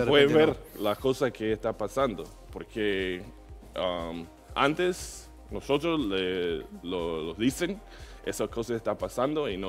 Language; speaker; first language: Spanish; non-native, learner; English